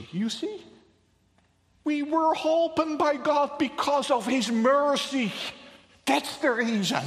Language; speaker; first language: English; non-native, fluent; Dutch